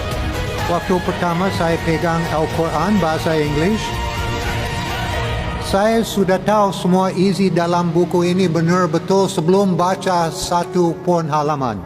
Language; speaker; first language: Indonesian; non-native, fluent; English